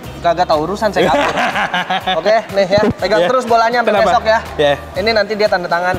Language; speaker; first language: Indonesian; native; Indonesian